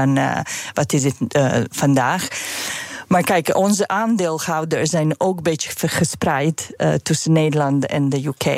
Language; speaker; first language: Dutch; non-native, fluent; Serbian